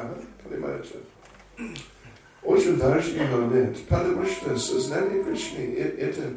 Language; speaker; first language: Russian; non-native, learner; English